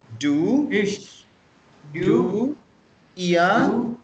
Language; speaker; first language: German; non-native, fluent; Hindi